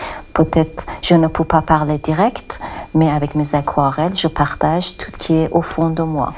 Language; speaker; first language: French; non-native, learner; Persian